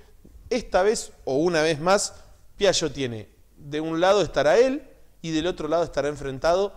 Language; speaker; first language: Spanish; native; Spanish